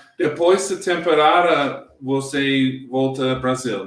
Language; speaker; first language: Portuguese; non-native, learner; English